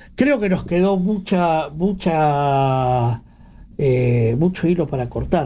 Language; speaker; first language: Spanish; native; Spanish